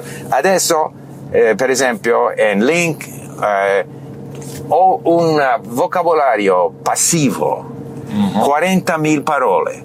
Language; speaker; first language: Italian; non-native, learner; English